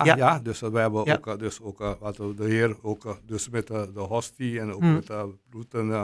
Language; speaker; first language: Dutch; non-native, local second language; Papiamento